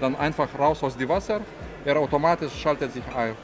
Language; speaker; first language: German; non-native, fluent; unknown